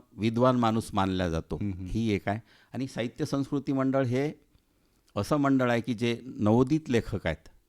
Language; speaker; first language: Marathi; native; Marathi